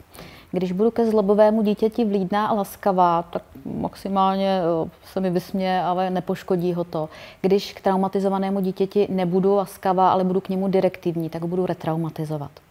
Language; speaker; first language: Czech; native; Czech